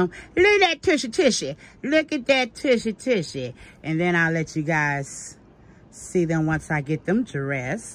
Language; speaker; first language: English; native; English